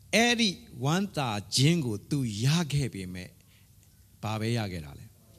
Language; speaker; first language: Burmese; non-native, local second language; Hakha Chin